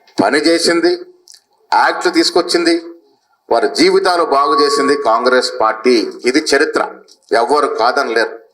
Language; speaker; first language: Telugu; native; Telugu